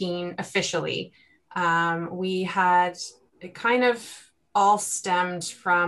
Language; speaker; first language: English; native; English